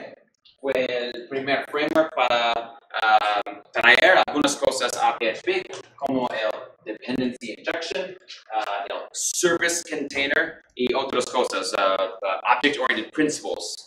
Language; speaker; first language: Spanish; non-native, learner; English